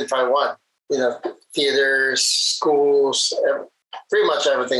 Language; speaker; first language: English; non-native, local second language; Hiligaynon